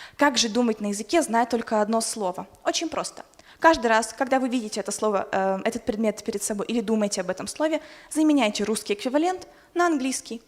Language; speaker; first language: Russian; native; Russian